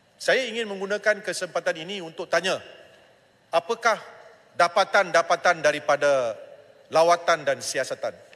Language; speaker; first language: Malay; non-native, local second language; Tamil